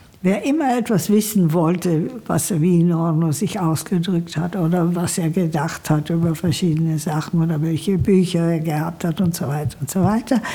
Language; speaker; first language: German; non-native, fluent; Italian